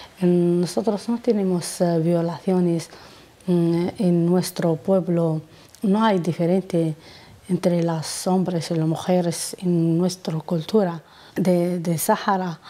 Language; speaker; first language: Spanish; non-native, learner; Arabic